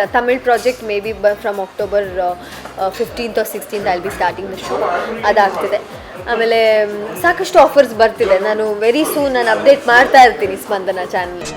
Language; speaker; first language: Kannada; non-native, local second language; Kodava